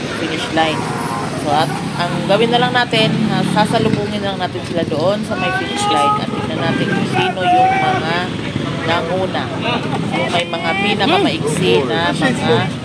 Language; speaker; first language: Filipino; native; Filipino